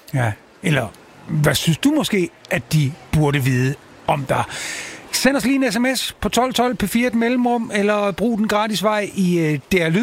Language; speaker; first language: Danish; native; Danish